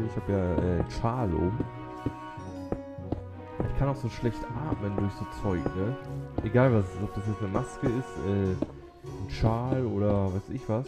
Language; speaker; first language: German; native; German